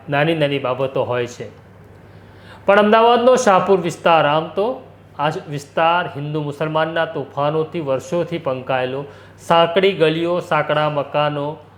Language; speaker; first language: Gujarati; native; Gujarati